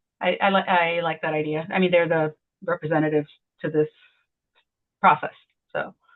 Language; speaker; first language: English; native; English